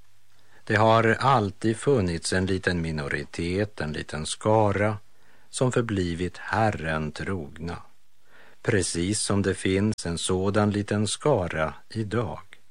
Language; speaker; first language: Swedish; native; Swedish